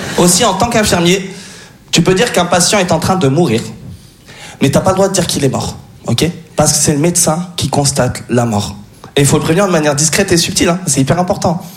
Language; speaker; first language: French; early bilingual, other home language; Arabic